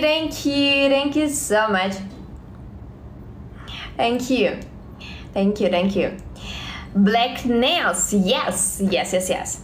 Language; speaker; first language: English; non-native, learner; Russian